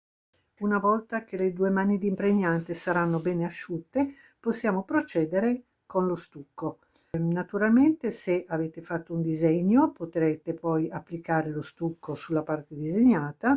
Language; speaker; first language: Italian; native; Italian